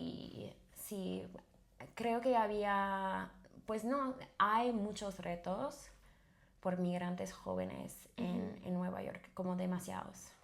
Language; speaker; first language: Spanish; non-native, fluent; English